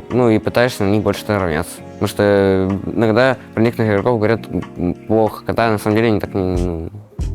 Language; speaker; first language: Russian; native; Russian